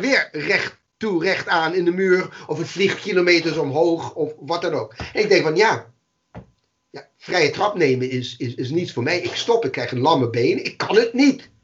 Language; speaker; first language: Dutch; non-native, fluent; English